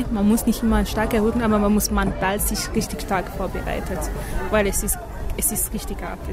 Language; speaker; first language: German; non-native, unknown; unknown